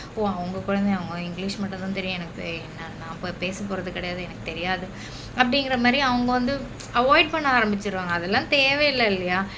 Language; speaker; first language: Tamil; non-native, local second language; Malayalam